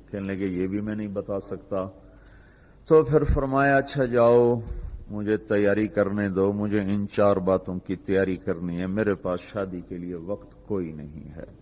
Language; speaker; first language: Urdu; non-native, local second language; Punjabi